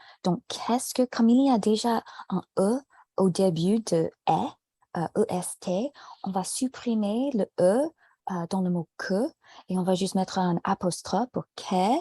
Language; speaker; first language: French; native; French